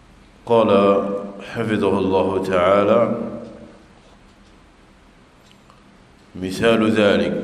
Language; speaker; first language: Arabic; non-native, fluent; Indonesian